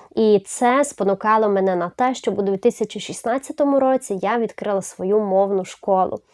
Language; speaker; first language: Ukrainian; non-native, local second language; Hungarian